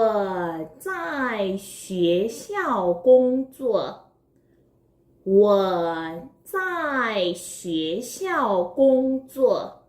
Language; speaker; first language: Chinese; non-native, fluent; Korean